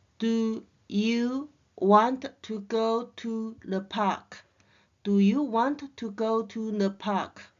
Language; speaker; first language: English; non-native, learner; Chinese